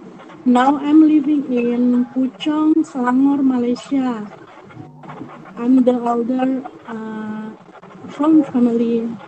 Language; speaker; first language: English; non-native, learner; Indonesian